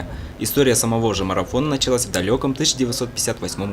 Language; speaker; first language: Russian; native; Russian